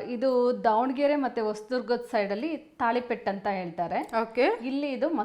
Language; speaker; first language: Kannada; native; Kannada